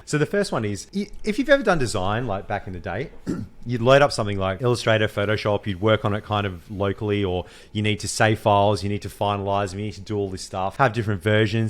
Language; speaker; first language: English; native; English